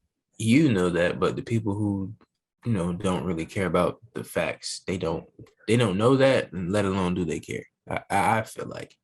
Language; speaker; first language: English; native; English